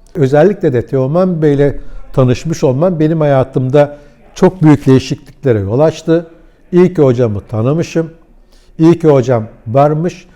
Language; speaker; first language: Turkish; early bilingual, heritage; Turkish